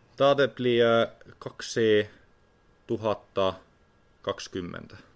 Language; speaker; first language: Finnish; non-native, learner; Norwegian